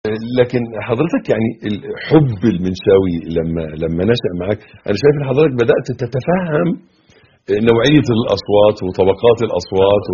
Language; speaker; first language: Arabic; native; Arabic